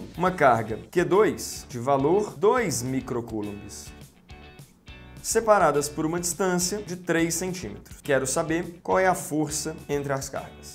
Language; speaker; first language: Portuguese; native; Portuguese